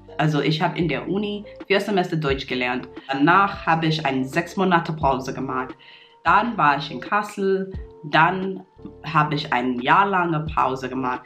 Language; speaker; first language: German; non-native, fluent; English